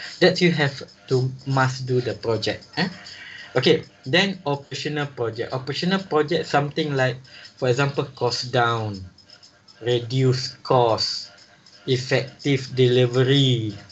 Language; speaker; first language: English; non-native, local second language; Malay